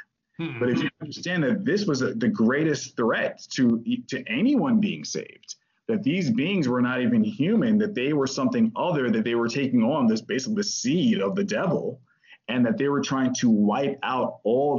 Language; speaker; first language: English; native; English